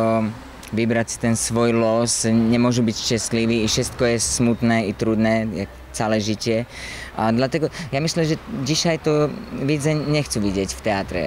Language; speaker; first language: Polish; non-native, fluent; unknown